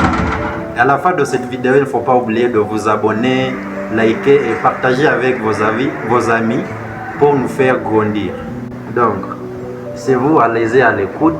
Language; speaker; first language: French; non-native, fluent; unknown